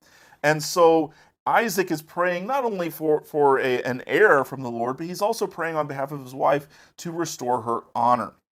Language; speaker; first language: English; native; English